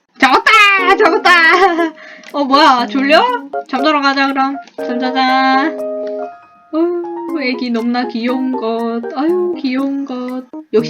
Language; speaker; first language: Korean; native; Korean